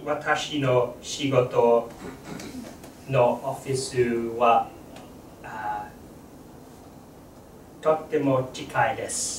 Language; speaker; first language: Japanese; non-native, learner; English